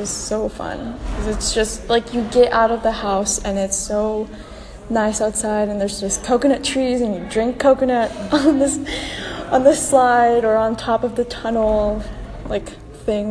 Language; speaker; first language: English; non-native, local second language; Filipino